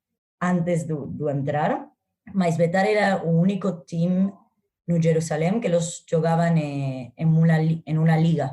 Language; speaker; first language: Portuguese; non-native, learner; Spanish